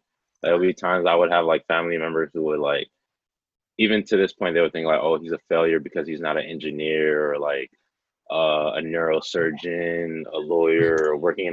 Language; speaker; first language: English; native; English